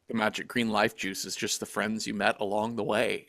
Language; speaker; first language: English; native; English